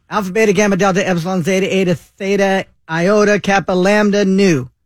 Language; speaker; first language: English; native; English